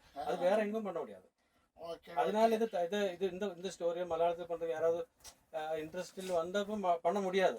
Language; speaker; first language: Tamil; non-native, learner; Malayalam